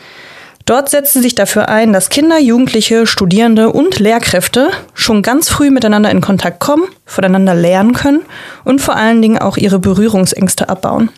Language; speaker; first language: German; native; German